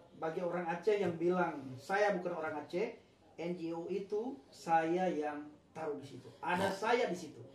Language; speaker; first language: Indonesian; non-native, local second language; Achinese